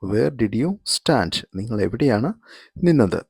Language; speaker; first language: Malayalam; native; Malayalam